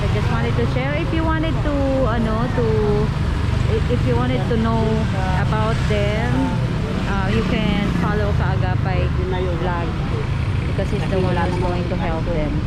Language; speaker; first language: English; non-native, local second language; Filipino